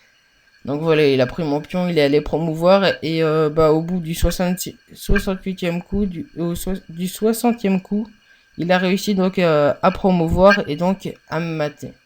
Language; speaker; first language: French; native; French